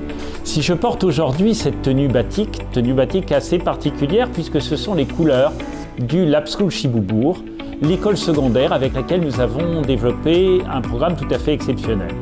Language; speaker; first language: French; native; French